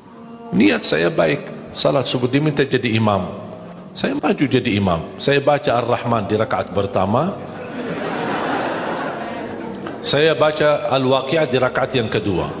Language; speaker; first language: Indonesian; non-native, fluent; Arabic